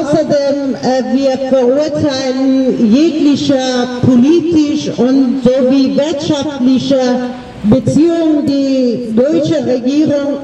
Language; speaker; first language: German; non-native, learner; Persian